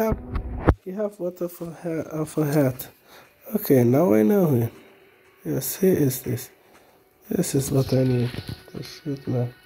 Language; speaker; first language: English; non-native, learner; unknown